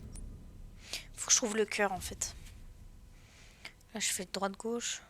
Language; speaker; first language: French; native; French